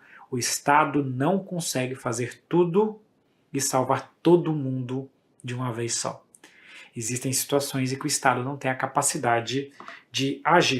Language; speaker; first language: Portuguese; native; Portuguese